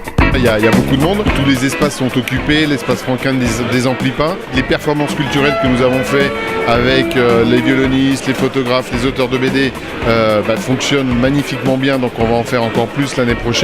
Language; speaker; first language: French; native; French